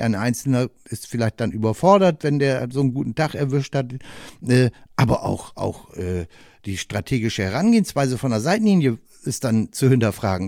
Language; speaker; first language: German; native; German